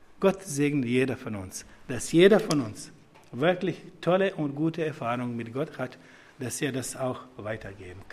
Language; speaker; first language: German; non-native, fluent; Serbian